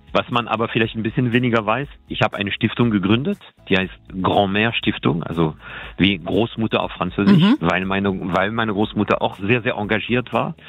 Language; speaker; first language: German; non-native, fluent; French